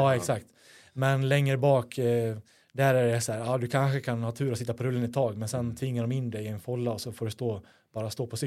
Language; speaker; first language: Swedish; native; Swedish